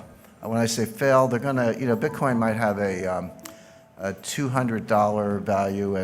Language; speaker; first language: English; native; English